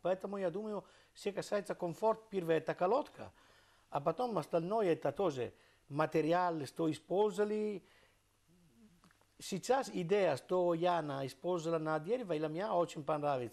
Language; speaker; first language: Russian; non-native, learner; Italian